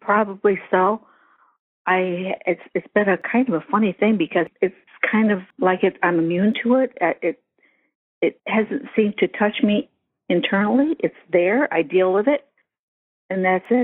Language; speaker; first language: English; native; English